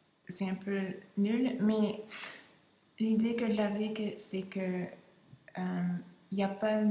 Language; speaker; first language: French; non-native, local second language; English